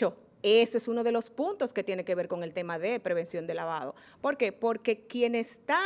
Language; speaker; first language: Spanish; native; Spanish